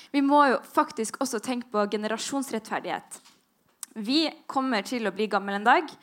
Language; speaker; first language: Norwegian; native; Norwegian